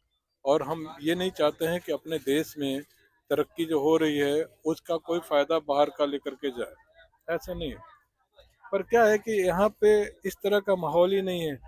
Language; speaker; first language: Hindi; native; Hindi